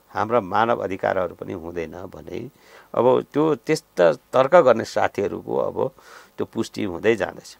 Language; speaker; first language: Nepali; native; Nepali